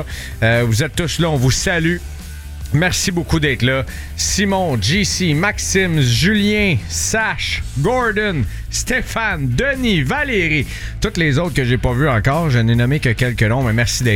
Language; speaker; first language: French; native; French